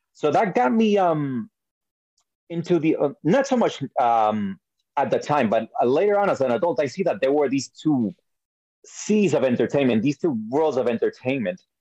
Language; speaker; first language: English; early bilingual, other home language; Spanish